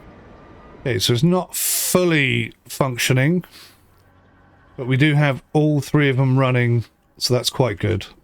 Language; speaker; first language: English; native; English